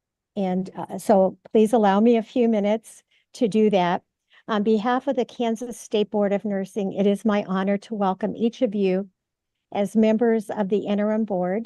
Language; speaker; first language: English; native; English